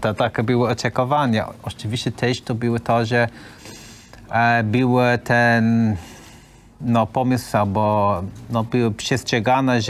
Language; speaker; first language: Polish; non-native, learner; English